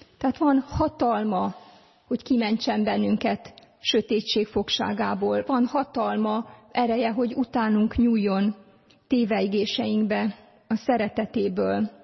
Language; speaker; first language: Hungarian; native; Hungarian